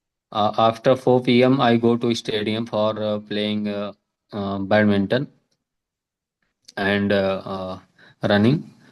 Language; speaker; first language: English; non-native, learner; Hindi